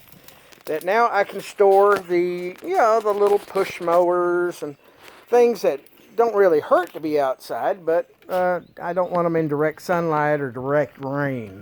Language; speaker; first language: English; native; English